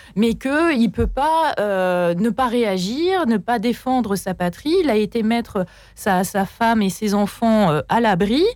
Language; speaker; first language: French; native; French